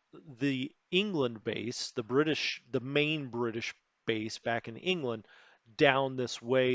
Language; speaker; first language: English; native; English